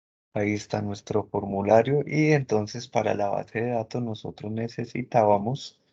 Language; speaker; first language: Spanish; native; Spanish